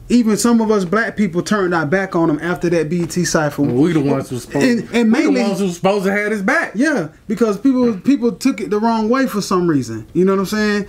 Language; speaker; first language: English; native; English